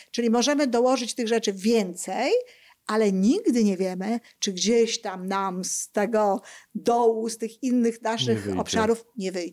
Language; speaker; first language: Polish; native; Polish